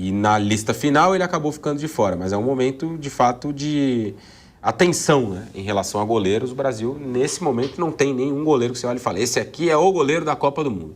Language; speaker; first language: Portuguese; native; Portuguese